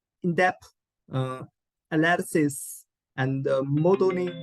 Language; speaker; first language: English; non-native, learner; Chinese